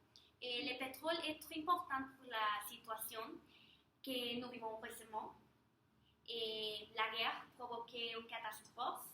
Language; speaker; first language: French; non-native, learner; Spanish